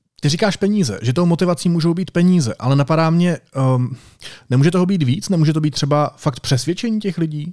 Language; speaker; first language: Czech; native; Czech